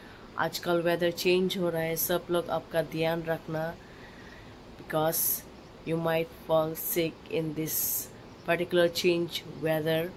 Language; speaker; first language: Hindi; non-native, local second language; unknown